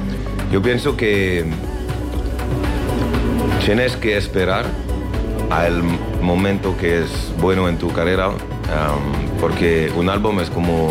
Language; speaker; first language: Spanish; non-native, learner; French